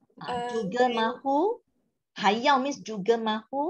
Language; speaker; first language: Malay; non-native, local second language; Chinese